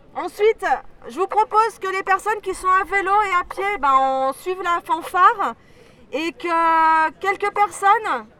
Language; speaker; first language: French; native; French